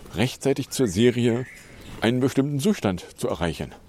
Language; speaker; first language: German; native; German